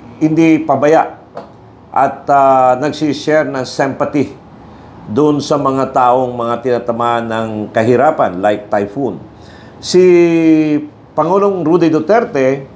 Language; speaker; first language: Filipino; non-native, local second language; Cebuano